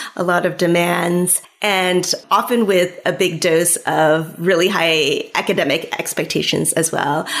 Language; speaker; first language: English; early bilingual, other home language; Cantonese